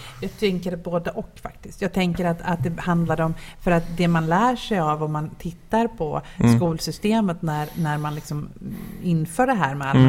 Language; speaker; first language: Swedish; native; Swedish